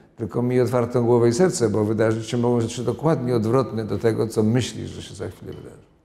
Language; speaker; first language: Polish; native; Polish